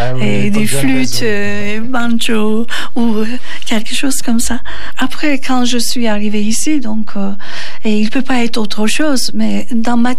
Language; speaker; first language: French; non-native, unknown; Turkish